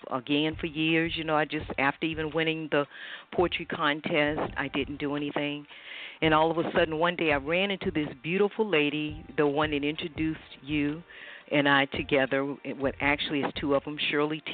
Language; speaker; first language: English; native; English